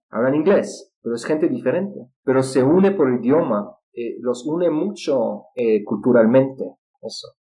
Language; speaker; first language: Spanish; non-native, fluent; Russian